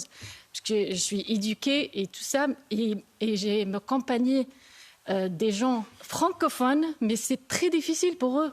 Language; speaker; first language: French; non-native, learner; Arabic